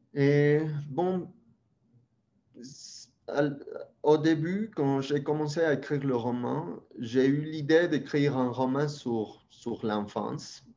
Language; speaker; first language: French; non-native, fluent; Spanish